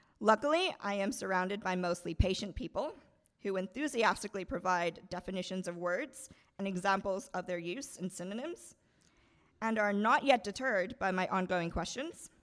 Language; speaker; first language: English; non-native, local second language; Bangla